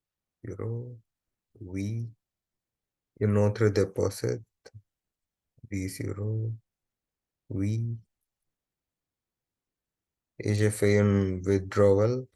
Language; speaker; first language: French; non-native, learner; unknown